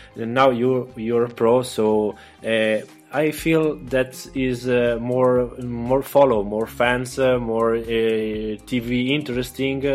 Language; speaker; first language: English; non-native, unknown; Italian